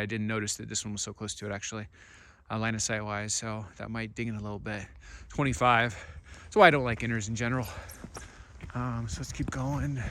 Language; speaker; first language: English; native; English